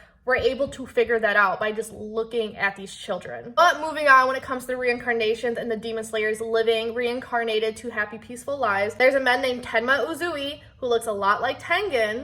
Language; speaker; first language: English; native; English